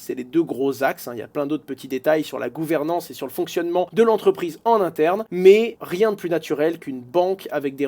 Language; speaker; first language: French; native; French